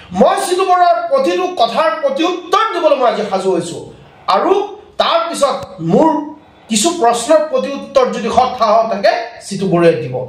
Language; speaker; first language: Assamese; non-native, local second language; Bangla